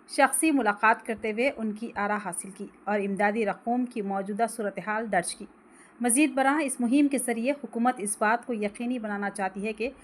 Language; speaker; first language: Urdu; native; Urdu